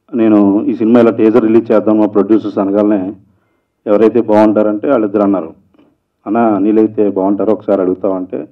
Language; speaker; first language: Telugu; native; Telugu